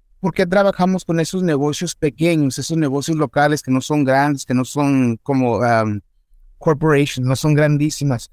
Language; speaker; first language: Spanish; early bilingual, heritage; Spanish